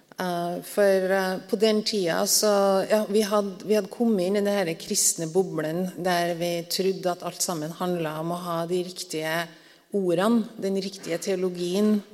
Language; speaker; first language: Norwegian; native; Norwegian